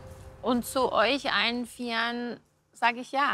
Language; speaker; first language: German; native; German